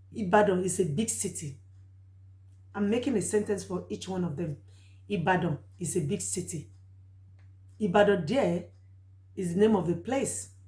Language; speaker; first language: English; non-native, local second language; Yoruba